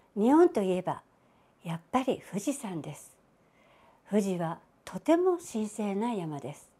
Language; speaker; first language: Japanese; native; Japanese